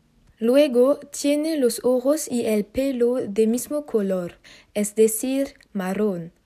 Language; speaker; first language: Spanish; non-native, learner; French